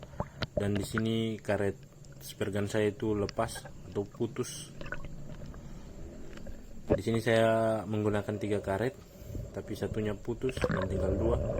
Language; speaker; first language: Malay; non-native, local second language; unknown